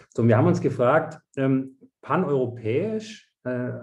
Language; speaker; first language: German; non-native, fluent; French